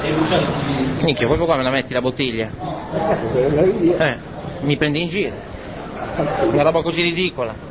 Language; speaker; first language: Italian; native; Italian